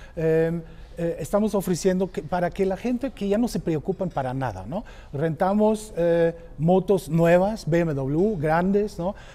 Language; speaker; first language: Spanish; non-native, fluent; German